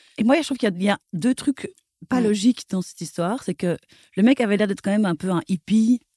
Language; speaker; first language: French; native; French